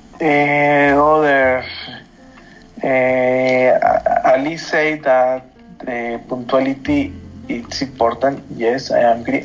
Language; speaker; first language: English; non-native, learner; Spanish